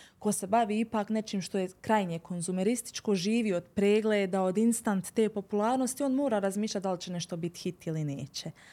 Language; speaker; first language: Bosnian; native; Bosnian